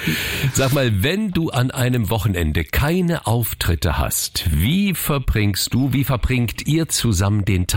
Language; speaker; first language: German; native; German